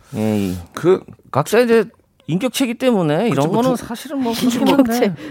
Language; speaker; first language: Korean; native; Korean